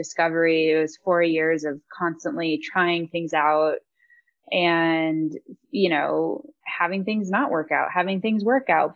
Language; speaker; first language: English; native; English